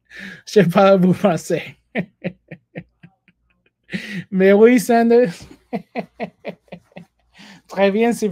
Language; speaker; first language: French; non-native, learner; Spanish